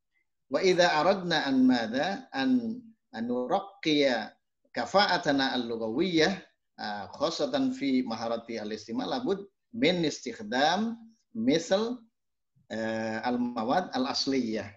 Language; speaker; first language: Arabic; non-native, fluent; Indonesian